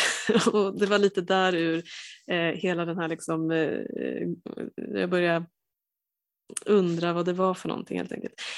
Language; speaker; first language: Swedish; native; Swedish